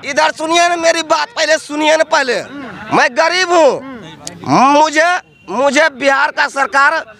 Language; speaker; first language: Hindi; native; Hindi